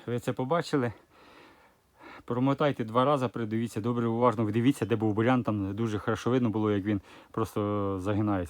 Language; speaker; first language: Ukrainian; native; Ukrainian